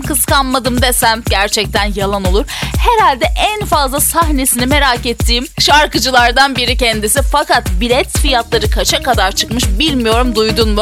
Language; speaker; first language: Turkish; native; Turkish